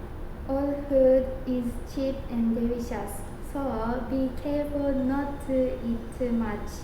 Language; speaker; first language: English; non-native, learner; Japanese